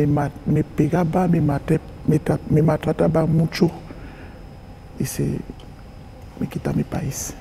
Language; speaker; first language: Spanish; non-native, learner; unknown